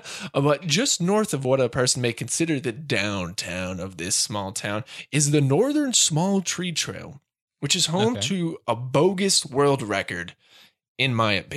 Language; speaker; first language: English; native; English